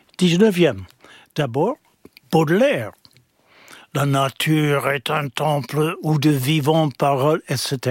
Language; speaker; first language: French; non-native, fluent; English